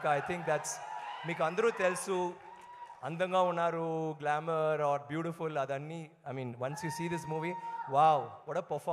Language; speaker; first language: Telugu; non-native, learner; Tamil